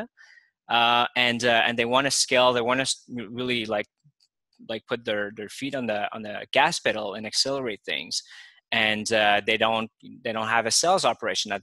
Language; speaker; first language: English; native; English